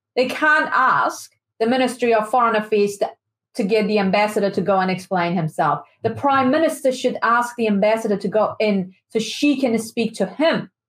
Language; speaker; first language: English; non-native, fluent; Persian